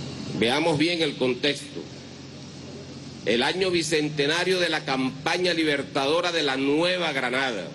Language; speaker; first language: Spanish; native; Spanish